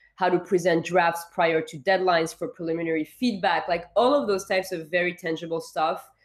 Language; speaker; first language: English; non-native, fluent; French